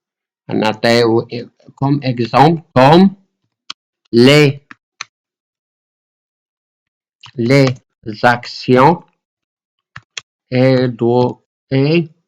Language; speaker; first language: French; non-native, local second language; Arabic